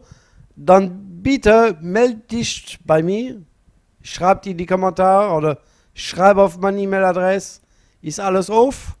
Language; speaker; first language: German; non-native, learner; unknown